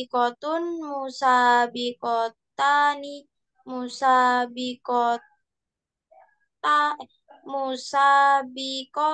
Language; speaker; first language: Arabic; non-native, learner; Indonesian